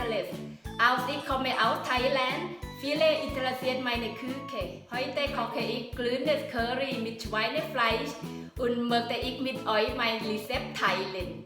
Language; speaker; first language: German; non-native, learner; Thai